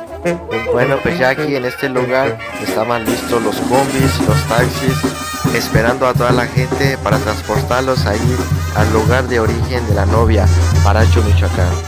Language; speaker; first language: Spanish; native; Spanish